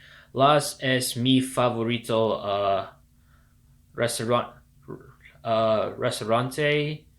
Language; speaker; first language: Spanish; non-native, learner; English